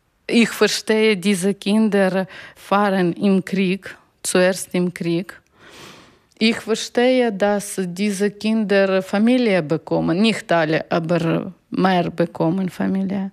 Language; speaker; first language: German; non-native, learner; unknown